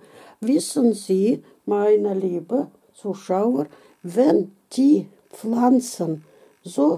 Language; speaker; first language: German; non-native, fluent; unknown